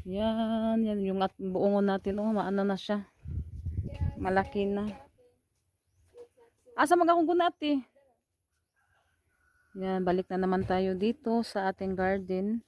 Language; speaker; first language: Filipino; non-native, local second language; Cebuano